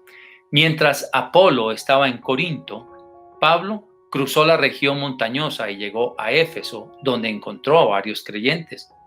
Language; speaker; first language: Spanish; native; Spanish